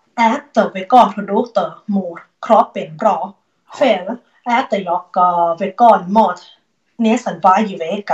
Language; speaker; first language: Swedish; non-native, learner; Thai